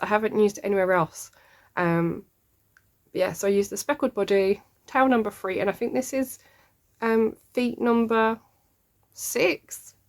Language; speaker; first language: English; native; English